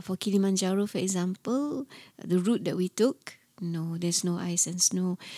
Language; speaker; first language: English; non-native, local second language; Malay